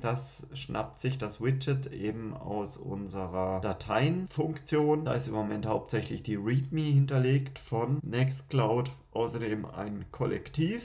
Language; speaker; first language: German; native; German